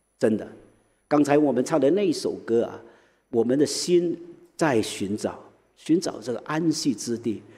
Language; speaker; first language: Chinese; early bilingual, heritage; Chinese